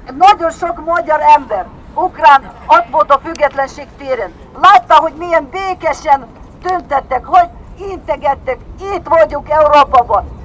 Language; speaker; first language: Hungarian; non-native, fluent; Ukrainian